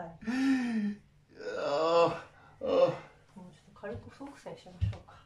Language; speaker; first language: Japanese; native; Japanese